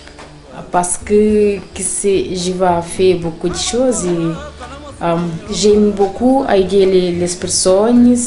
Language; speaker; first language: French; non-native, learner; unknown